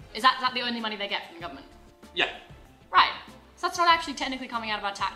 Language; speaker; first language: English; native; English